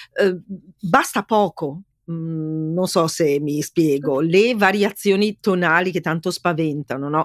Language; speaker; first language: Italian; native; Italian